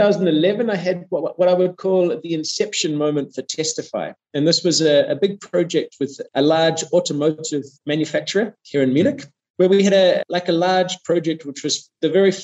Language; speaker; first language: English; native; English